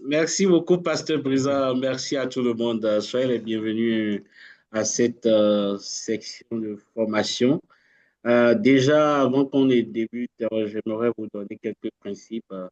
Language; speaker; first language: French; non-native, local second language; Haitian Creole